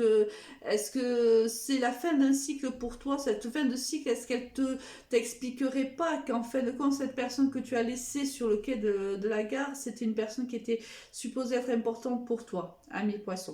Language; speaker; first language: French; native; French